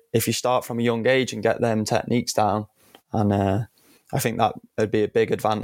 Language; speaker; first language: English; native; English